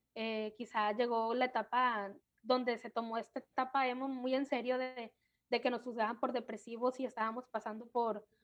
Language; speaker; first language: Spanish; native; Spanish